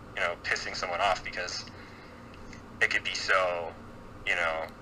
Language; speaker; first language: English; native; English